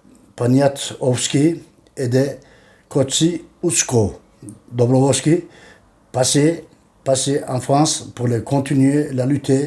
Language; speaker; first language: French; non-native, learner; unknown